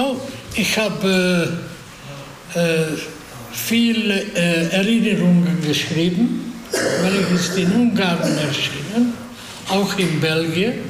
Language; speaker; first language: German; non-native, fluent; Hungarian